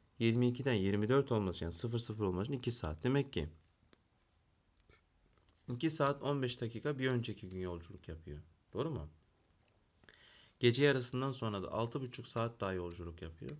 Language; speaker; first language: Turkish; native; Turkish